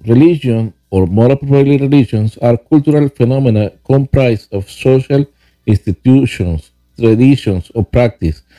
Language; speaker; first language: English; non-native, fluent; Spanish